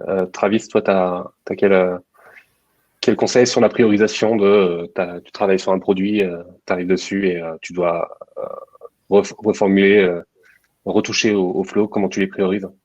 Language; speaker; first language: French; native; French